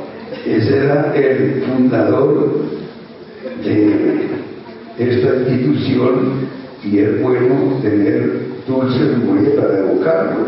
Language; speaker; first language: Spanish; native; Spanish